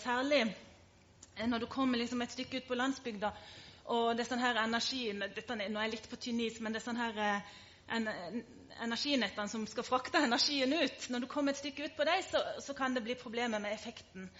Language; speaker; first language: Norwegian; native; Norwegian